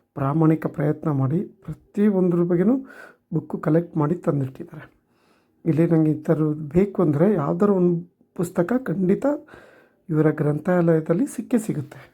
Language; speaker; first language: Kannada; native; Kannada